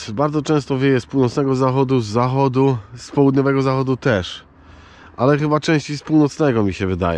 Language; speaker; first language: Polish; native; Polish